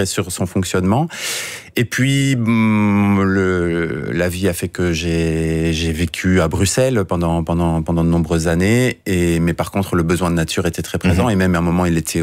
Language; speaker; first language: French; native; French